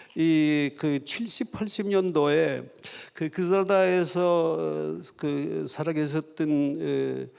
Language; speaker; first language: Korean; non-native, fluent; Russian